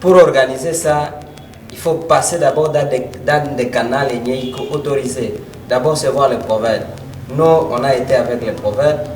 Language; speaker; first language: French; non-native, local second language; Swahili